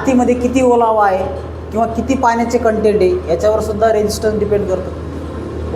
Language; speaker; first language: Marathi; native; Marathi